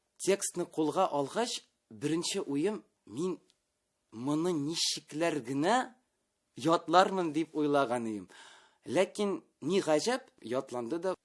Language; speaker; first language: Tatar; non-native, local second language; Russian